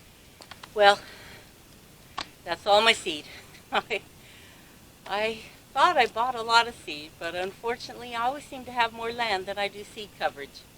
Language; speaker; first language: English; native; English